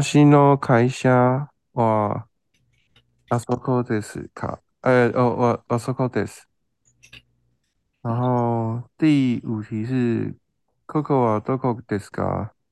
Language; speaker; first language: Japanese; non-native, learner; Chinese